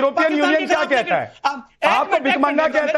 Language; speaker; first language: Hindi; native; Hindi